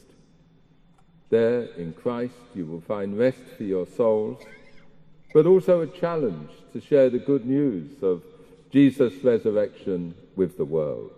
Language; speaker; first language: English; native; English